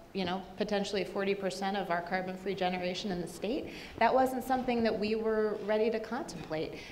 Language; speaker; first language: English; native; English